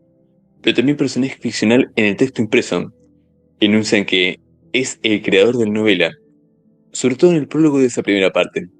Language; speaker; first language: Spanish; native; Spanish